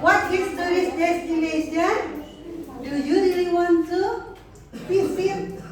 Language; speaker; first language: English; non-native, fluent; Indonesian